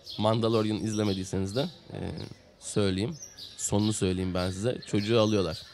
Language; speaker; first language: Turkish; native; Turkish